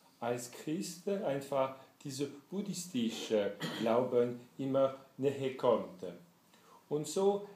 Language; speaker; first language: German; non-native, fluent; French